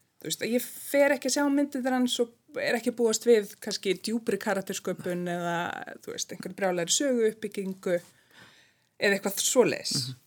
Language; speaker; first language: Icelandic; non-native, fluent; English